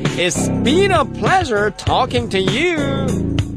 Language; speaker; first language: English; non-native, fluent; Korean